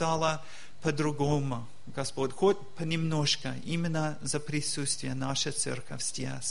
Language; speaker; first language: Russian; non-native, learner; English